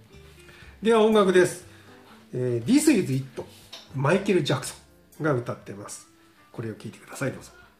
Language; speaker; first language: Japanese; native; Japanese